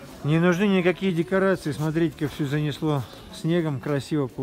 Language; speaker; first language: Russian; native; Russian